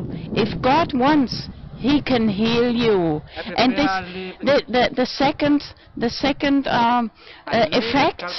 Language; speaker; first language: English; non-native, fluent; German